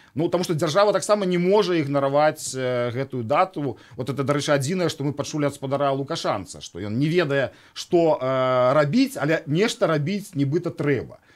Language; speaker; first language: Belarusian; native; Belarusian